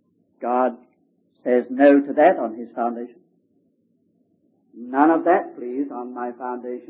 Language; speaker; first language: English; native; English